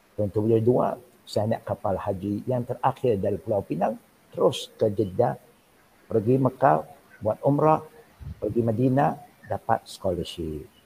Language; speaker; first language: Malay; non-native, local second language; Min Nan Chinese